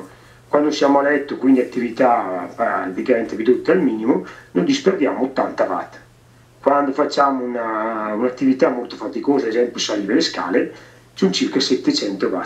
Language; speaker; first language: Italian; native; Italian